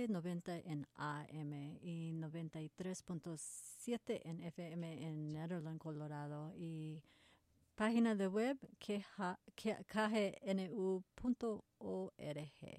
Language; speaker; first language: Spanish; early bilingual, heritage; Spanish